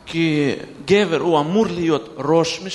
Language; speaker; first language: Hebrew; non-native, fluent; Russian